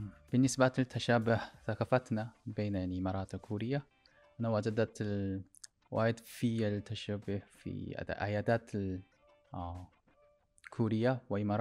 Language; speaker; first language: Arabic; non-native, learner; Korean